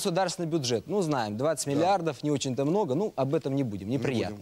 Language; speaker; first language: Russian; native; Russian